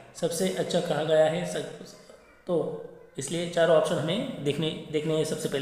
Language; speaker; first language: Hindi; non-native, local second language; Marathi